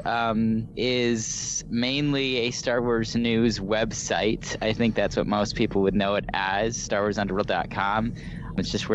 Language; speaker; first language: English; native; English